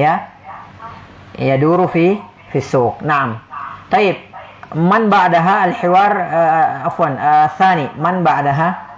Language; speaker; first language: Arabic; non-native, fluent; Indonesian